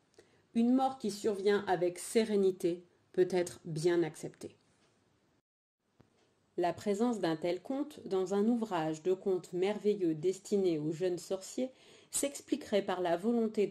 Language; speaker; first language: French; native; French